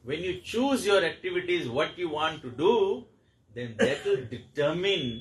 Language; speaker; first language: English; non-native, local second language; Hindi